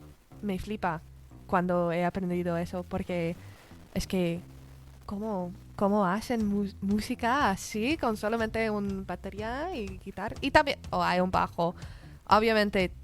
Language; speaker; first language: Spanish; non-native, learner; English